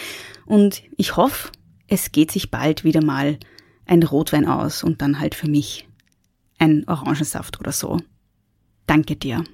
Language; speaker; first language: German; native; German